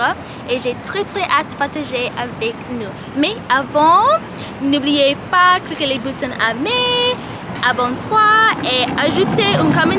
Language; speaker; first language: French; non-native, learner; English